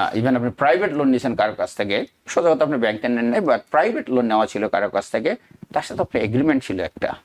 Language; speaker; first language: Bangla; native; Bangla